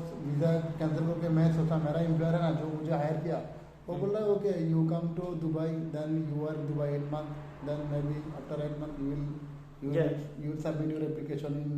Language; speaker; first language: Hindi; non-native, learner; Bangla